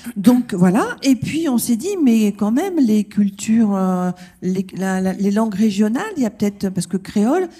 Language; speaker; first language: French; native; French